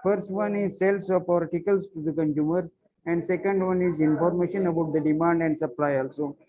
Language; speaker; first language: English; non-native, local second language; Marathi